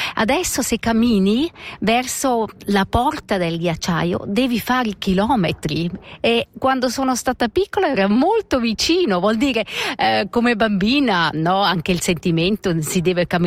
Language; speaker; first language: Italian; non-native, local second language; German